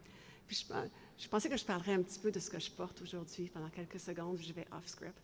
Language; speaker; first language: French; native; French